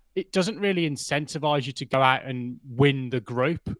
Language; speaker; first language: English; native; English